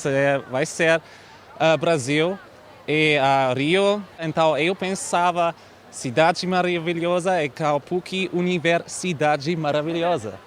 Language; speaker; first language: Portuguese; non-native, fluent; German